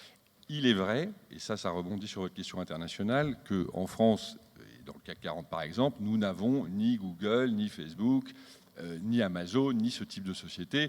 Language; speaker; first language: French; native; French